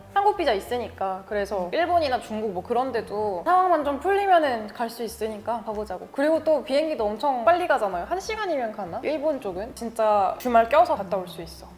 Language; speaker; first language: Korean; early bilingual, other home language; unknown